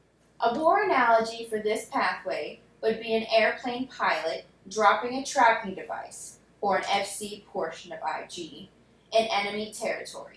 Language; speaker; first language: English; native; English